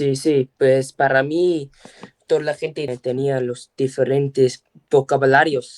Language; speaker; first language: Spanish; non-native, learner; English